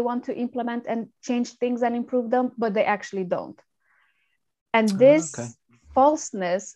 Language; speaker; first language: English; non-native, fluent; Romanian